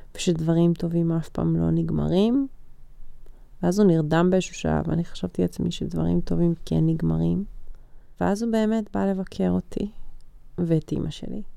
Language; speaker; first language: Hebrew; native; Hebrew